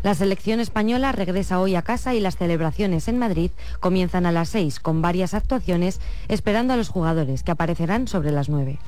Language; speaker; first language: Spanish; native; Spanish